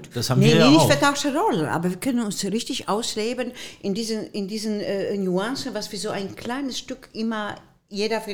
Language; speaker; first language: German; non-native, fluent; Polish